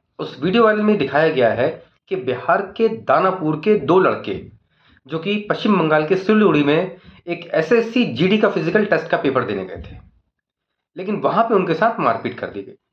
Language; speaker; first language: Hindi; native; Hindi